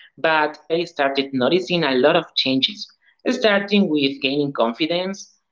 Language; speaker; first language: English; non-native, fluent; Hebrew